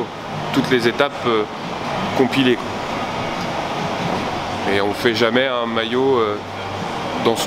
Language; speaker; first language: French; native; French